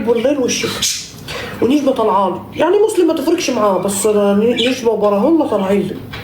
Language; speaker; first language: Arabic; native; Arabic